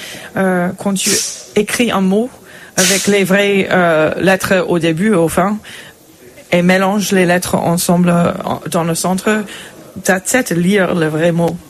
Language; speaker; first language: French; non-native, fluent; English